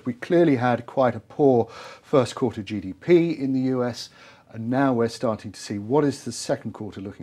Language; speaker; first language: English; native; English